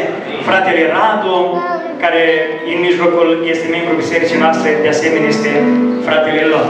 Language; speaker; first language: Romanian; native; Romanian